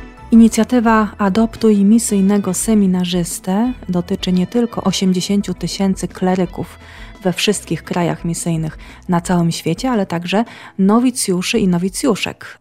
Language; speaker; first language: Polish; native; Polish